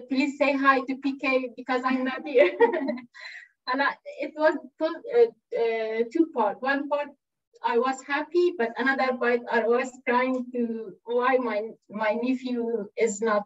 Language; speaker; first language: English; non-native, learner; Persian